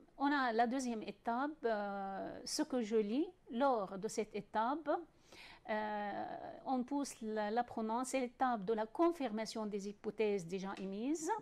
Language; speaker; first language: French; non-native, fluent; Arabic